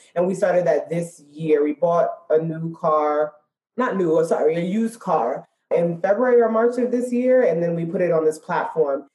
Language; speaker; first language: English; native; English